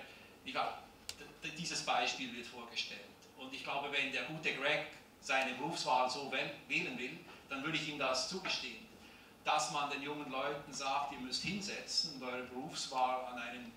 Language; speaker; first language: German; native; German